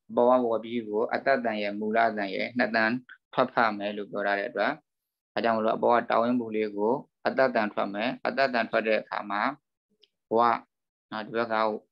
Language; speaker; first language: Burmese; native; Burmese